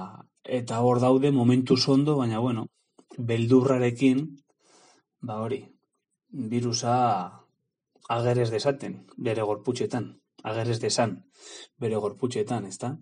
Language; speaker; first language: Basque; non-native, learner; Spanish